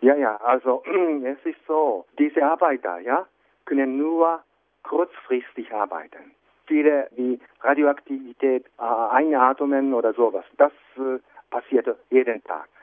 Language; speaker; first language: German; non-native, fluent; Japanese